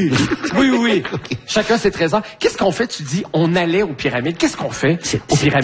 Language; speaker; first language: French; native; French